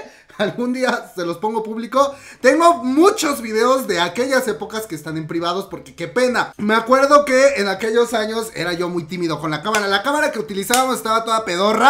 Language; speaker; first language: Spanish; native; Spanish